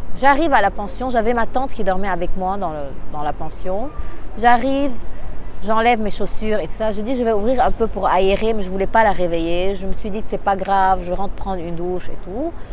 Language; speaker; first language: French; non-native, local second language; Arabic